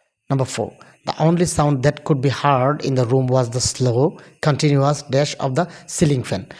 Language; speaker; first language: English; non-native, local second language; Bangla